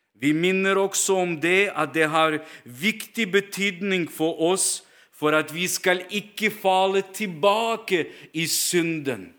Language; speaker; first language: Norwegian; non-native, fluent; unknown